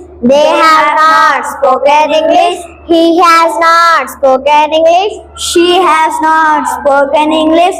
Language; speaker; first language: English; non-native, learner; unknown